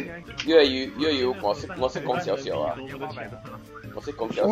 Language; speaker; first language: Chinese; non-native, fluent; English